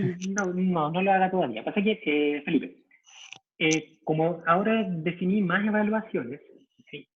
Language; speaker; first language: Spanish; native; Spanish